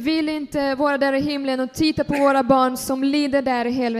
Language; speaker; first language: Swedish; non-native, fluent; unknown